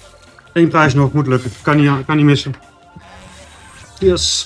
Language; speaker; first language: Dutch; native; Dutch